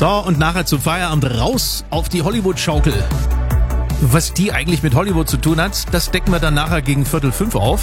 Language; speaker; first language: German; native; German